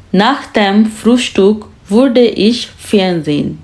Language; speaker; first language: German; non-native, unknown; Hindi